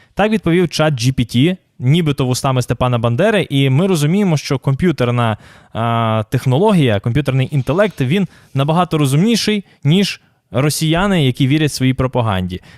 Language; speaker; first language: Ukrainian; native; Ukrainian